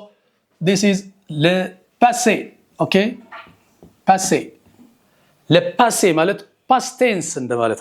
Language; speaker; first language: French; non-native, fluent; Amharic